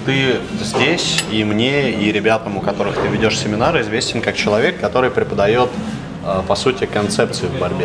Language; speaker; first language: Russian; native; Russian